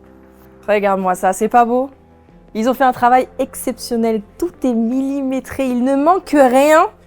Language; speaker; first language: French; native; French